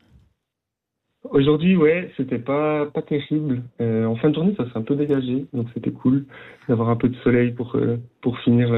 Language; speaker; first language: French; native; French